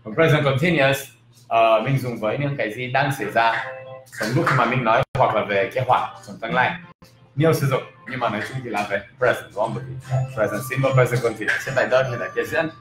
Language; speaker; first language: Vietnamese; non-native, fluent; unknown